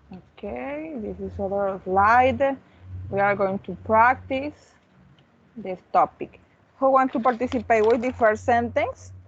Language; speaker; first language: English; non-native, learner; Spanish